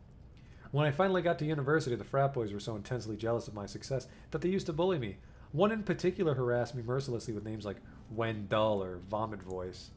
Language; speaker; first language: English; native; English